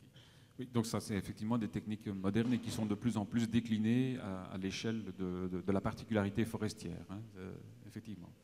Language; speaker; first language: French; native; French